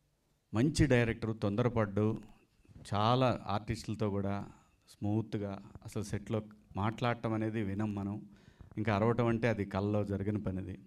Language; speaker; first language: Telugu; native; Telugu